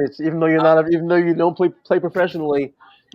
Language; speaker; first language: English; native; English